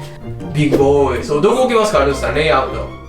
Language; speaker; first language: Japanese; native; Japanese